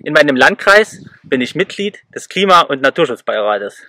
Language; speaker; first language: German; native; German